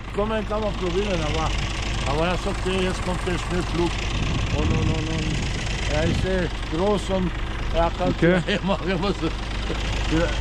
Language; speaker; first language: German; non-native, learner; Turkish